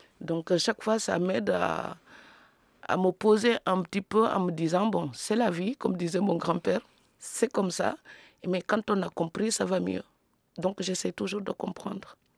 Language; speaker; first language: French; non-native, local second language; Serer